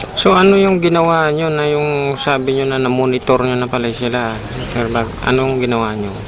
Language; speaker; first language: Filipino; native; Filipino